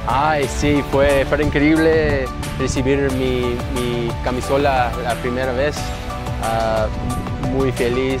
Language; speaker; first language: Spanish; early bilingual, heritage; English